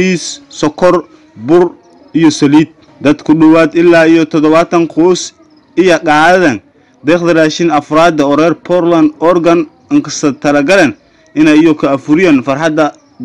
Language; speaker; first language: Somali; native; Somali